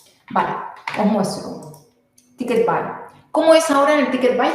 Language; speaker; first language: Spanish; native; Spanish